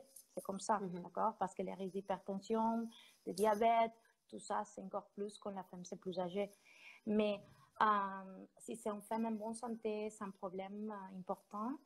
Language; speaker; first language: French; non-native, fluent; Spanish